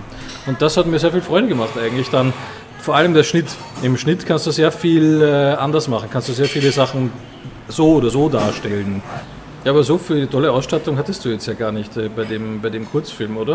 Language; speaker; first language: German; native; German